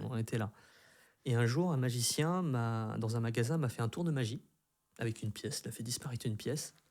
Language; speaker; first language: French; early bilingual, other home language; Vietnamese